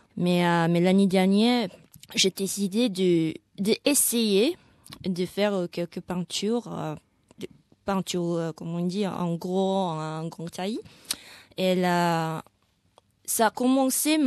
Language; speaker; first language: French; non-native, learner; Indonesian